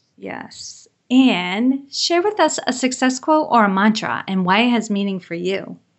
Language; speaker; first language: English; native; English